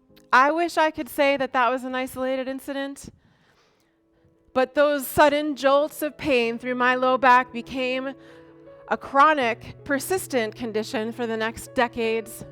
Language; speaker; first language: English; native; English